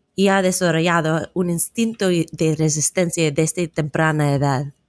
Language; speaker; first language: Spanish; non-native, fluent; English